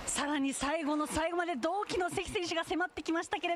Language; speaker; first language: Japanese; native; Japanese